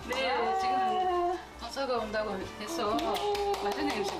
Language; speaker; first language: Korean; non-native, fluent; Mongolian